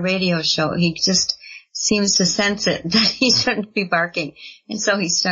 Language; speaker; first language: English; native; English